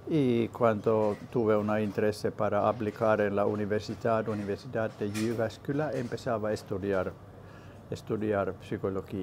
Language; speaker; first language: Spanish; non-native, learner; Finnish